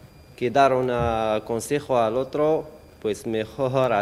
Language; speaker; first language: Spanish; non-native, learner; Arabic